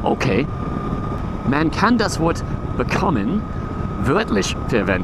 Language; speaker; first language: German; non-native, fluent; English